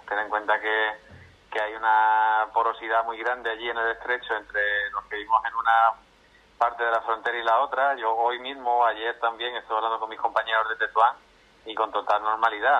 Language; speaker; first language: Spanish; native; Spanish